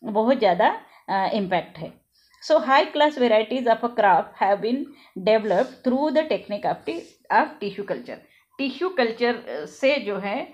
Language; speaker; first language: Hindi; non-native, local second language; Marathi